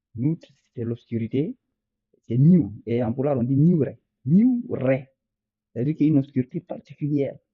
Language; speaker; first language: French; non-native, local second language; Fula